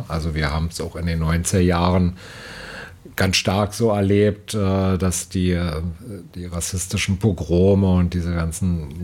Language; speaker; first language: German; native; German